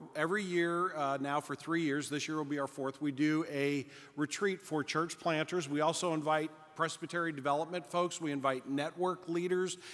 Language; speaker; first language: English; native; English